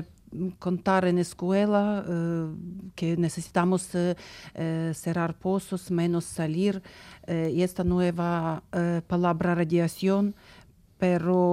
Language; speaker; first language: Spanish; non-native, learner; Ukrainian